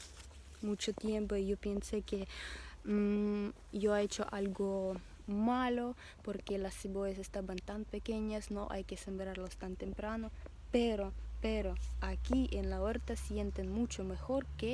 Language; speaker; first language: Spanish; non-native, learner; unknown